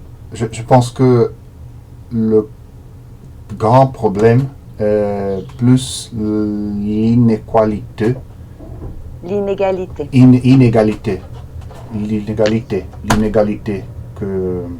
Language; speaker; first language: French; non-native, learner; Portuguese